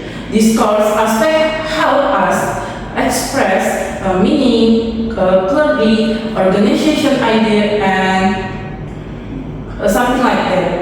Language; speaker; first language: English; non-native, learner; Indonesian